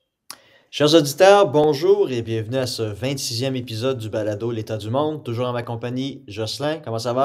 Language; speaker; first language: French; native; French